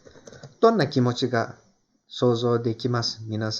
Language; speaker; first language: Japanese; non-native, fluent; Turkish